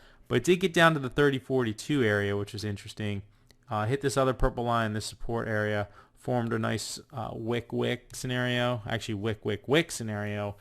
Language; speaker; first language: English; native; English